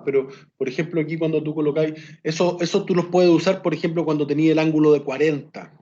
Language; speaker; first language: Spanish; native; Spanish